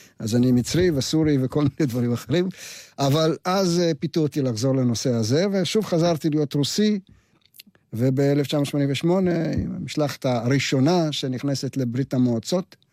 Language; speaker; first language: Hebrew; non-native, fluent; Russian